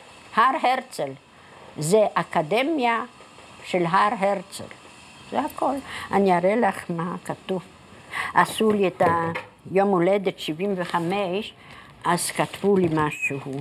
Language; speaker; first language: Hebrew; non-native, fluent; Polish